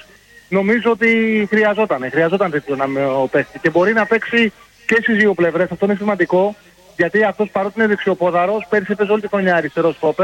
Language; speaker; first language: Greek; native; Greek